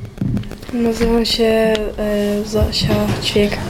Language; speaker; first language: Polish; early bilingual, heritage; Polish